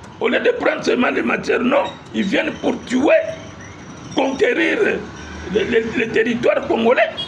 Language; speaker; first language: French; non-native, local second language; Lingala